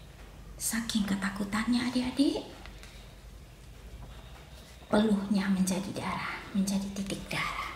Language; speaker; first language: Indonesian; native; Indonesian